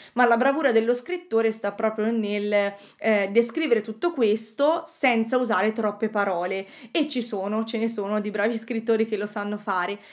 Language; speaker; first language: Italian; native; Italian